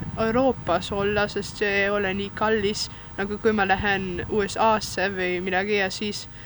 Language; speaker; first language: Estonian; non-native, learner; German